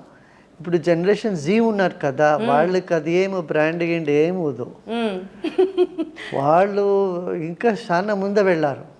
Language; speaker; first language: Telugu; non-native, local second language; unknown